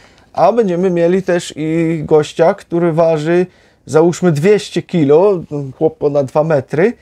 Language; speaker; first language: Polish; native; Polish